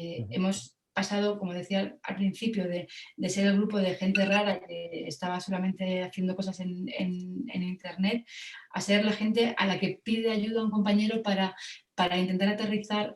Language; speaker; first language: Spanish; native; Spanish